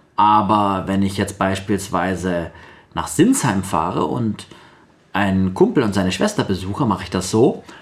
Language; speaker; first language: German; early bilingual, other home language; Russian